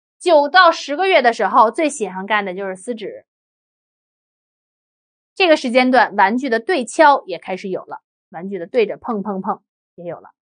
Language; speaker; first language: Chinese; native; Chinese